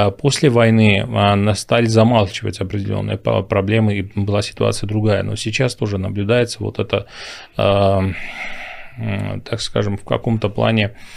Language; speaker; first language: Russian; non-native, local second language; Armenian